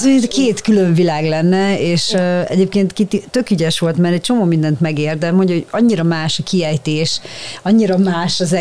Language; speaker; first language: Hungarian; native; Hungarian